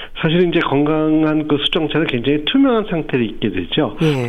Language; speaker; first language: Korean; native; Korean